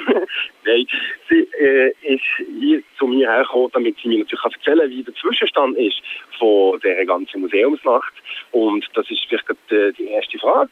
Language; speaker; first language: German; native; German